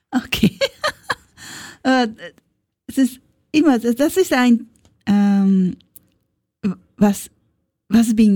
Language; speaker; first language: German; non-native, learner; Japanese